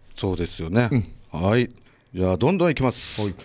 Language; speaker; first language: Japanese; native; Japanese